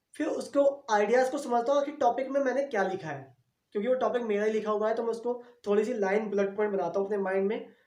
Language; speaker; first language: Hindi; native; Hindi